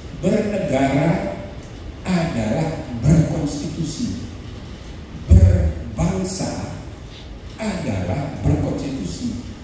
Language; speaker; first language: Indonesian; native; Indonesian